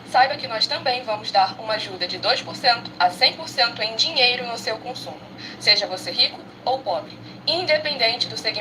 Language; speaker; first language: Portuguese; native; Portuguese